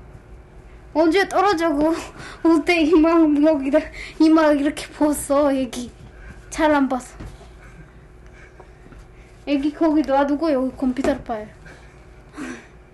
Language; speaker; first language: Korean; non-native, learner; Amharic